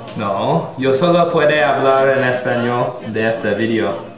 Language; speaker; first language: Spanish; non-native, learner; English